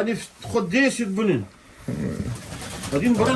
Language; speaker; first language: Russian; native; Russian